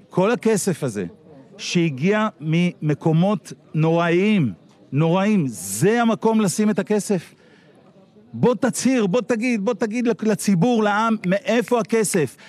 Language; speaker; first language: Hebrew; native; Hebrew